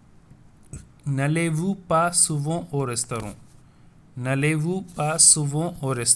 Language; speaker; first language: French; non-native, fluent; Tamil